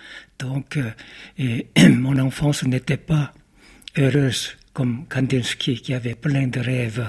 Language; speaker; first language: French; non-native, fluent; Korean